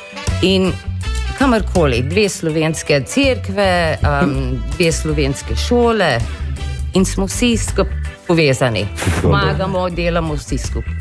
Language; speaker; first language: Slovenian; early bilingual, heritage; Slovenian